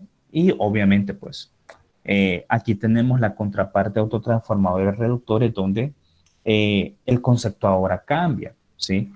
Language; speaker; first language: Spanish; native; Spanish